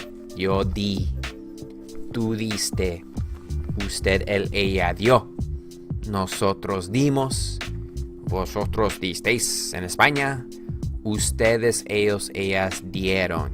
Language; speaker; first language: Spanish; non-native, fluent; English